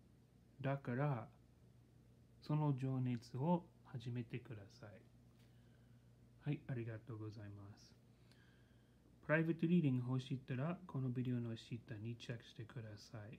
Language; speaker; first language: Japanese; non-native, learner; English